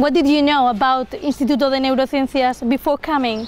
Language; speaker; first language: English; non-native, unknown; Spanish